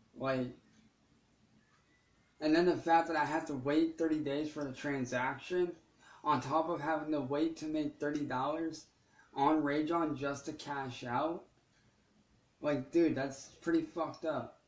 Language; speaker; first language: English; native; English